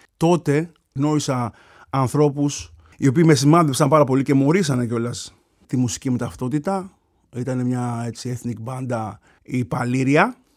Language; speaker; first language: Greek; early bilingual, other home language; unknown